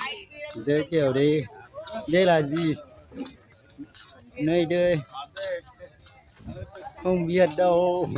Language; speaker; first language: Vietnamese; non-native, learner; Lao